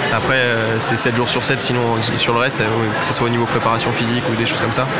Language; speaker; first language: French; native; French